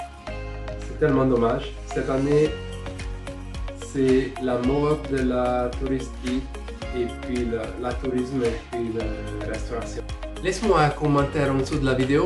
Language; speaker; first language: French; non-native, fluent; Hungarian